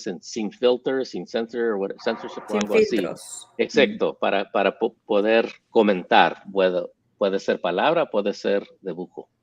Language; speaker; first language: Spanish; early bilingual, heritage; English